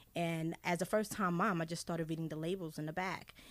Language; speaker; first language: English; early bilingual, other home language; Haitian Creole